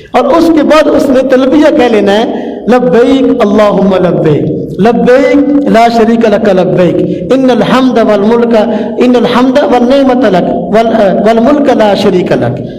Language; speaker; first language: Urdu; non-native, local second language; Punjabi